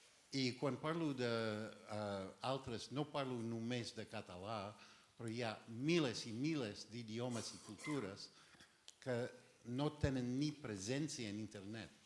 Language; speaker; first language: Catalan; non-native, fluent; French